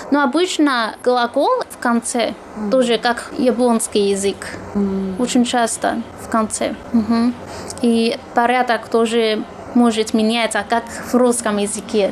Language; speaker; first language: Russian; non-native, fluent; Chinese